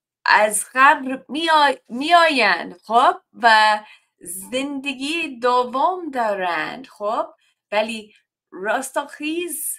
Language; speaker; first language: Persian; non-native, learner; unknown